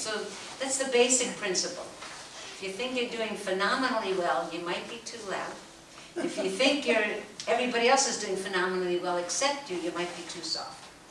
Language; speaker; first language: English; native; English